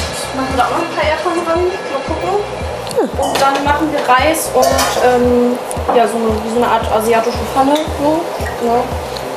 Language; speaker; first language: German; native; German